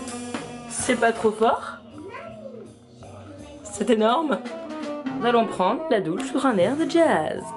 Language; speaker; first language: French; native; French